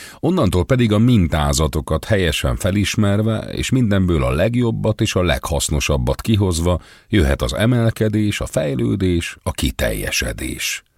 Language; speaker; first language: Hungarian; native; Hungarian